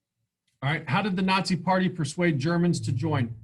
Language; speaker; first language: English; native; English